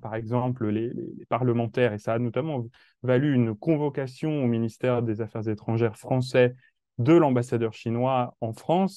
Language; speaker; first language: French; native; French